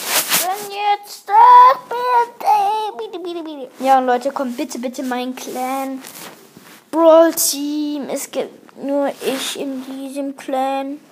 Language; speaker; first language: German; native; German